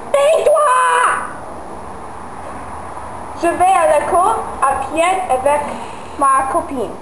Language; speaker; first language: French; non-native, learner; English